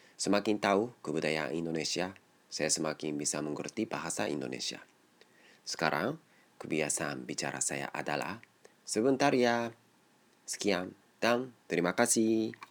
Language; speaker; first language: Indonesian; non-native, learner; Japanese